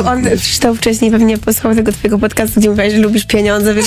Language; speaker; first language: Polish; native; Polish